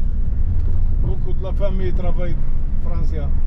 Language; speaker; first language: French; non-native, learner; Arabic